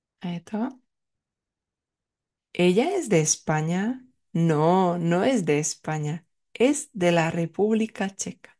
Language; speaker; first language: Spanish; non-native, fluent; Czech